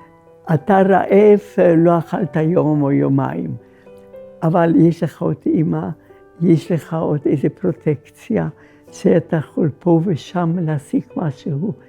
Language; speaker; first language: Hebrew; non-native, fluent; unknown